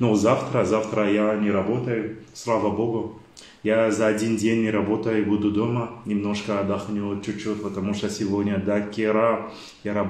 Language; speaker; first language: Russian; non-native, learner; French